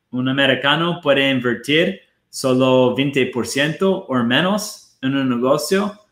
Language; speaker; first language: Spanish; non-native, fluent; Portuguese